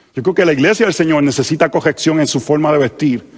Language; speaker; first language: Spanish; native; Spanish